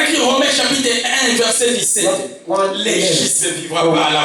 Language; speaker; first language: French; non-native, local second language; Lingala